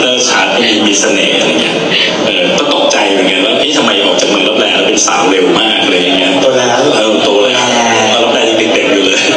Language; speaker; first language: Thai; native; Thai